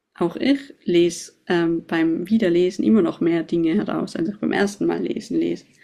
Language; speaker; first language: German; native; German